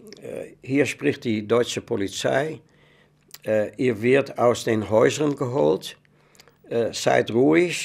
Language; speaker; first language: German; non-native, fluent; Dutch